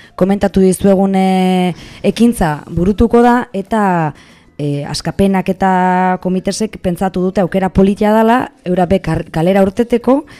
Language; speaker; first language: Basque; non-native, local second language; Spanish